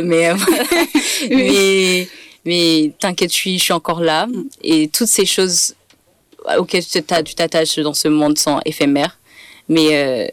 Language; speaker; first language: French; non-native, local second language; Rundi